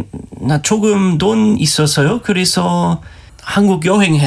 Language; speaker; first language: Korean; non-native, learner; German